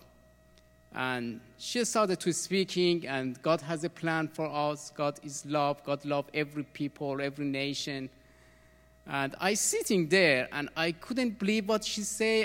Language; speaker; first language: English; non-native, learner; Persian